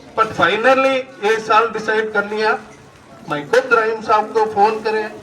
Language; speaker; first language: Hindi; non-native, local second language; Kannada